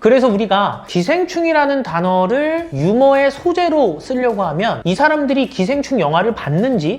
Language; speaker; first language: Korean; native; Korean